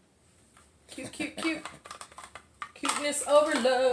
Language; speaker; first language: English; native; English